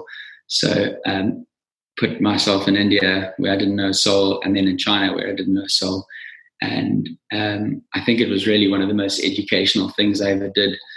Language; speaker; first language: English; native; English